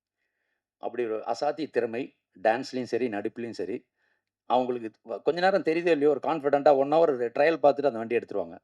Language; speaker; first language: Tamil; native; Tamil